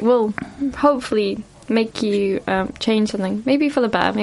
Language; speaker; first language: English; native; English